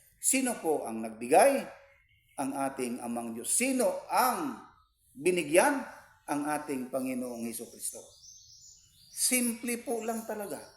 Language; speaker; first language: Filipino; non-native, local second language; Cebuano